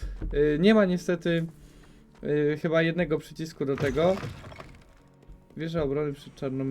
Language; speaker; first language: Polish; native; Polish